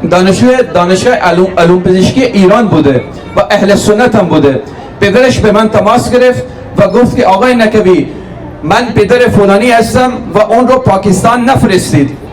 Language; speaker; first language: Persian; non-native, fluent; Urdu